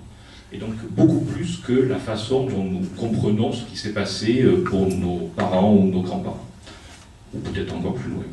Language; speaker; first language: French; native; French